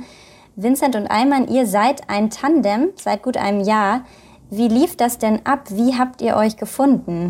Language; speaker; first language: German; native; German